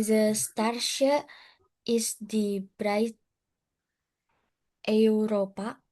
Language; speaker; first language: German; non-native, learner; Indonesian